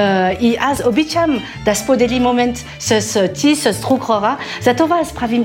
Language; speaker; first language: Bulgarian; non-native, learner; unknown